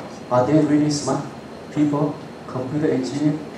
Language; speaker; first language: English; non-native, learner; Cantonese